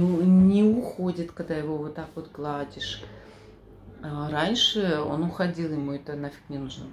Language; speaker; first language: Russian; native; Russian